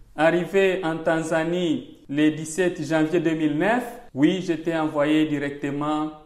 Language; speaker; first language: French; non-native, local second language; Swahili